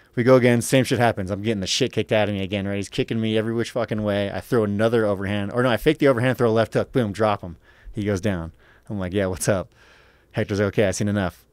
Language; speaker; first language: English; native; English